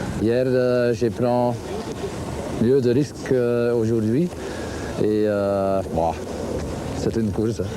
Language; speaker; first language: French; non-native, local second language; Dutch